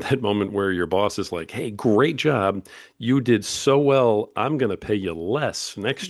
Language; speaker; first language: English; native; English